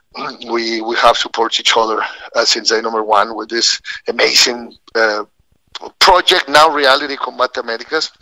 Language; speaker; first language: English; non-native, fluent; Spanish